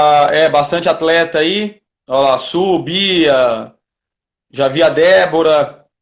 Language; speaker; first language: Portuguese; native; Portuguese